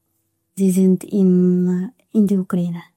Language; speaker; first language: German; non-native, learner; Russian